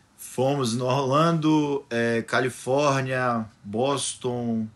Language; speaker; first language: Portuguese; native; Portuguese